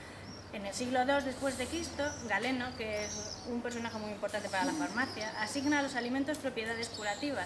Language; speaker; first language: Spanish; native; Spanish